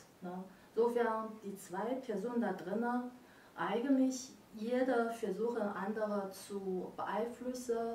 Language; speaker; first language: German; non-native, learner; Chinese